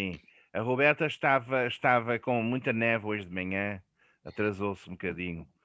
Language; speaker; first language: Portuguese; non-native, fluent; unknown